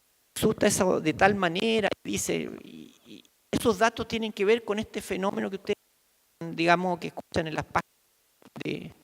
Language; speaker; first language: Spanish; native; Spanish